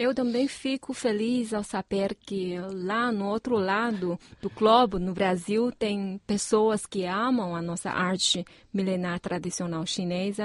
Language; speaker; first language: Portuguese; non-native, fluent; Chinese